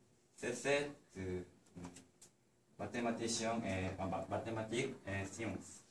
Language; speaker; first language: French; non-native, learner; Korean